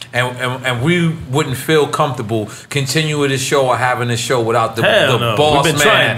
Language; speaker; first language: English; native; English